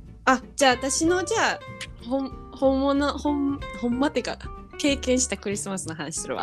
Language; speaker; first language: Japanese; early bilingual, heritage; Japanese